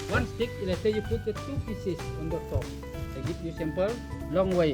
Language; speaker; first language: English; non-native, learner; Indonesian